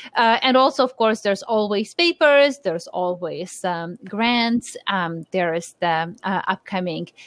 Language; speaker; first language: English; non-native, fluent; Lithuanian